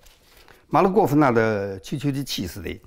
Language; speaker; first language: Russian; non-native, learner; Chinese